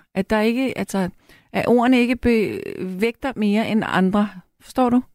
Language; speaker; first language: Danish; native; Danish